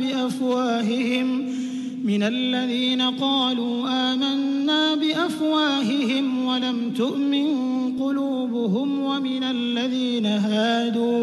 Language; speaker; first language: Arabic; native; Arabic